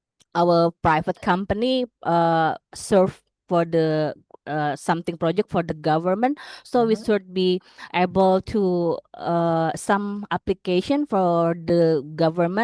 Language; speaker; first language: English; non-native, learner; Indonesian